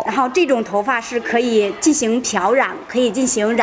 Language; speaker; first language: Chinese; native; Chinese